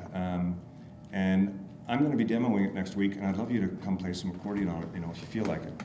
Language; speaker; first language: English; native; English